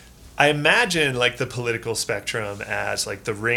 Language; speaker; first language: English; native; English